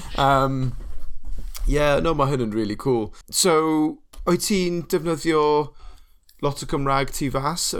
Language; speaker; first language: Welsh; non-native, local second language; English